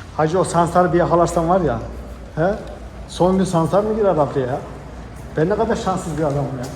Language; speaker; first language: Turkish; early bilingual, heritage; Turkish